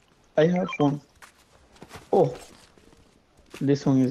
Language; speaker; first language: English; non-native, learner; Spanish